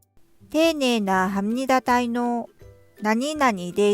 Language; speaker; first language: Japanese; non-native, fluent; Korean